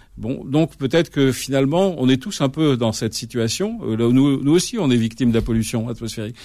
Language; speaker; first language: French; native; French